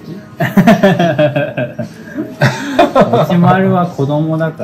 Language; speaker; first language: Japanese; native; Japanese